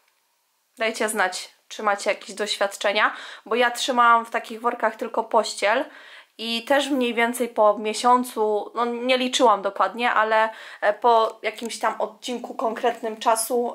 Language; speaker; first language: Polish; native; Polish